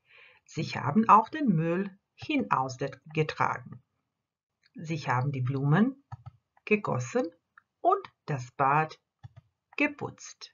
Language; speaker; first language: German; non-native, fluent; Croatian